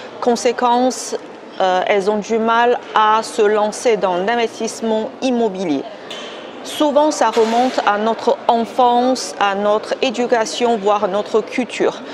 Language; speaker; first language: French; non-native, fluent; Chinese